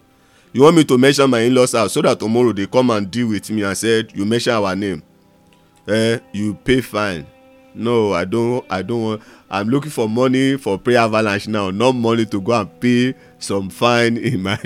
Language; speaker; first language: English; non-native, local second language; Yoruba